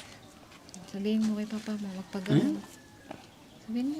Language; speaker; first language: Filipino; native; Filipino